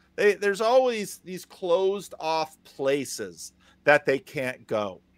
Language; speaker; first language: English; native; English